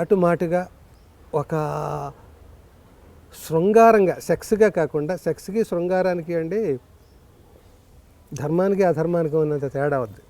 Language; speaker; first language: Telugu; native; Telugu